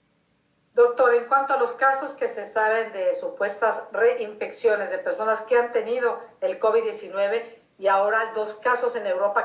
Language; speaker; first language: Spanish; native; Spanish